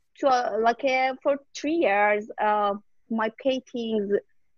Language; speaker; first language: English; non-native, learner; Persian